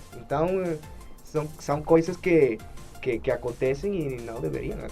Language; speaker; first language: Portuguese; non-native, fluent; Spanish